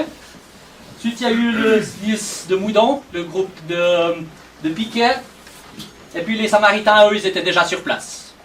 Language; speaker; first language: French; native; French